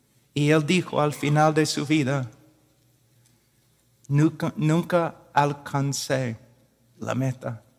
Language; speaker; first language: Spanish; non-native, fluent; English